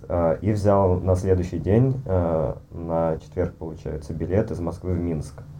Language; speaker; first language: Russian; native; Russian